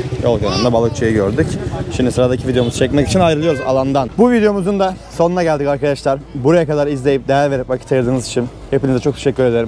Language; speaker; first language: Turkish; native; Turkish